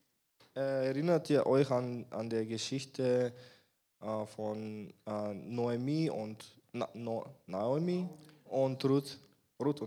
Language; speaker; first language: German; non-native, fluent; Bulgarian